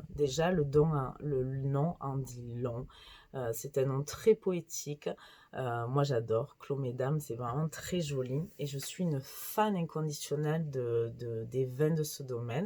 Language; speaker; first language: French; native; French